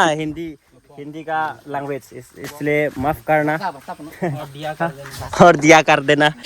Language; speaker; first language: Hindi; non-native, local second language; Karbi